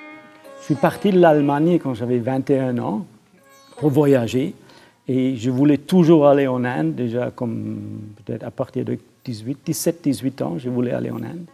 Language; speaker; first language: French; non-native, fluent; German